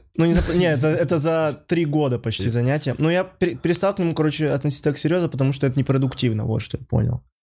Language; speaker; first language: Russian; native; Russian